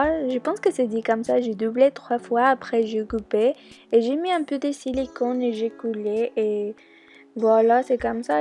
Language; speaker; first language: French; non-native, learner; Spanish